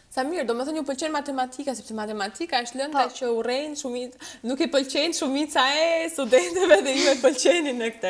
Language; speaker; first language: Albanian; native; Albanian